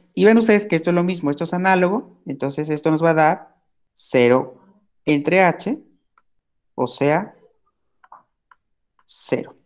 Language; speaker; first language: Spanish; native; Spanish